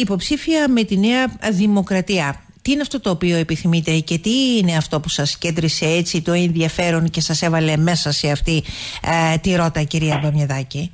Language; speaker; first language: Greek; native; Greek